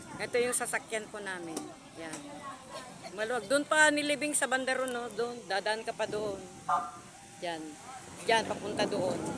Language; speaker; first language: Filipino; native; Filipino